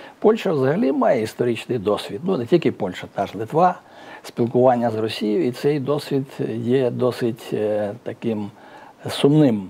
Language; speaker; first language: Ukrainian; native; Ukrainian